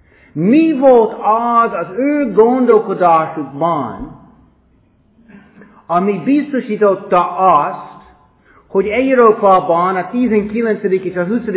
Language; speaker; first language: Hungarian; non-native, fluent; English